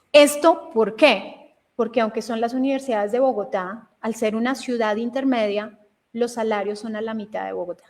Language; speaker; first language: Spanish; native; Spanish